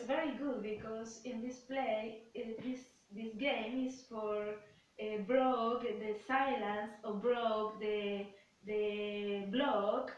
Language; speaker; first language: English; non-native, learner; Spanish